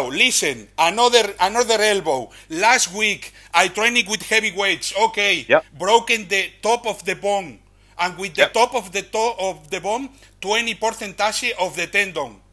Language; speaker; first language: English; non-native, learner; Spanish